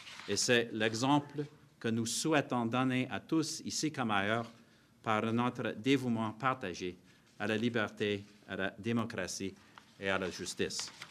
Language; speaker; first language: French; non-native, fluent; English